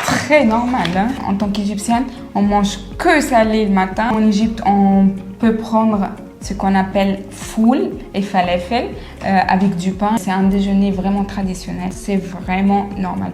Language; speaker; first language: French; non-native, fluent; Arabic